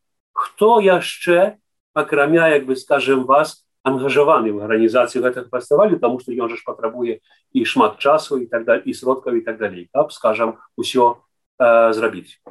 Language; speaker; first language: Belarusian; native; Belarusian